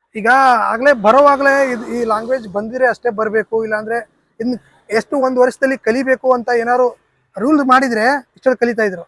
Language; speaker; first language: Kannada; native; Kannada